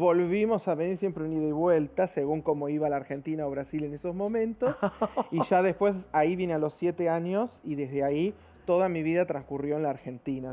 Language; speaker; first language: Spanish; early bilingual, other home language; Portuguese